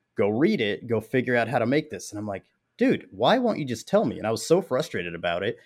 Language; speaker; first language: English; native; English